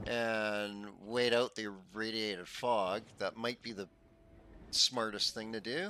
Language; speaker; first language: English; native; English